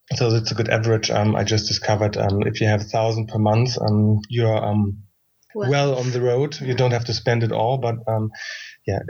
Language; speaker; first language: English; non-native, fluent; German